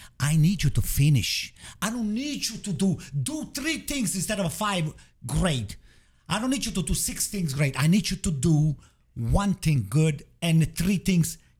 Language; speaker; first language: English; non-native, fluent; Italian